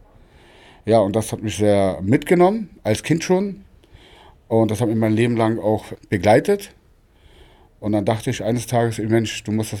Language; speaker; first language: German; native; German